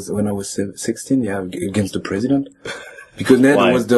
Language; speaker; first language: English; non-native, fluent; French